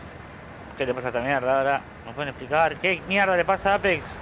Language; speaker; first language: Spanish; native; Spanish